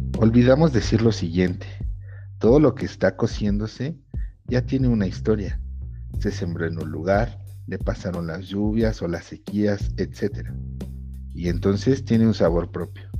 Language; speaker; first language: Spanish; native; Spanish